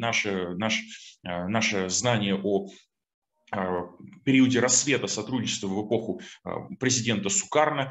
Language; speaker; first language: Russian; native; Russian